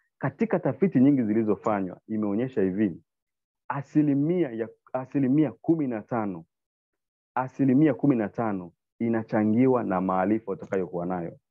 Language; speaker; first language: Swahili; native; Swahili